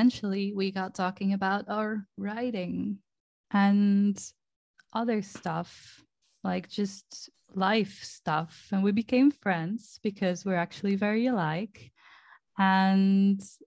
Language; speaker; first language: English; non-native, fluent; Dutch